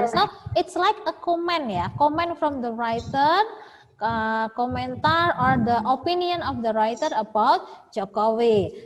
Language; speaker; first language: English; non-native, learner; Indonesian